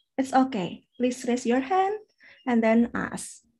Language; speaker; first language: English; non-native, fluent; Indonesian